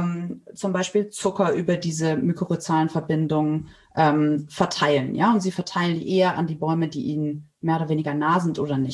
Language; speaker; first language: German; native; German